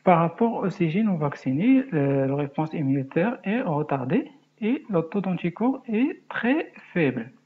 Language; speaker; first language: French; non-native, local second language; Arabic